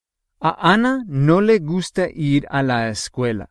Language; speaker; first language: Spanish; non-native, fluent; English